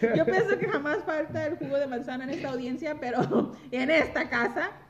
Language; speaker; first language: Spanish; early bilingual, heritage; Spanish